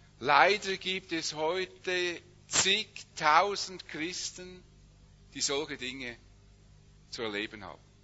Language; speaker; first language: German; native; German